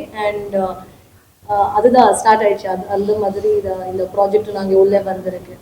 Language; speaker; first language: Tamil; non-native, learner; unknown